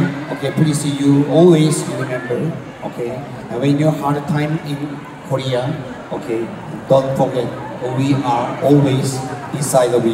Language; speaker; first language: English; non-native, learner; Korean